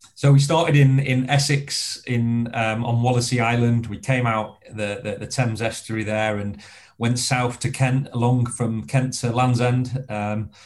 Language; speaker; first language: English; native; English